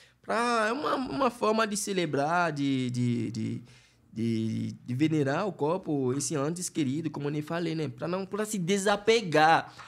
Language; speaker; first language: Portuguese; non-native, fluent; Fon